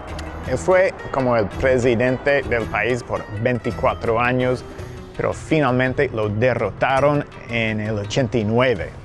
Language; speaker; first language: Spanish; non-native, fluent; English